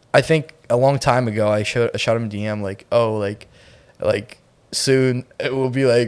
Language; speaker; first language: English; non-native, fluent; Ukrainian